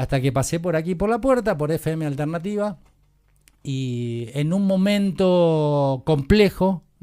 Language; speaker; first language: Spanish; native; Spanish